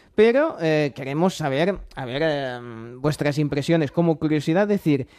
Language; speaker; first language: Spanish; non-native, fluent; English